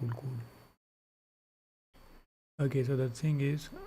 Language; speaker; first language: English; non-native, local second language; Hindi